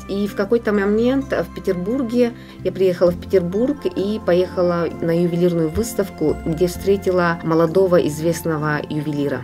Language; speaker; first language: Russian; non-native, local second language; Yakut